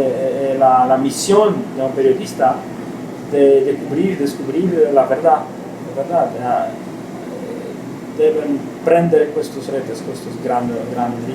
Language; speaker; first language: Spanish; non-native, learner; Romanian